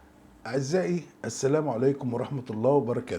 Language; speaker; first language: Arabic; native; Arabic